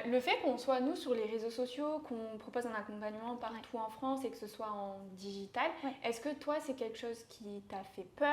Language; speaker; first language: French; native; French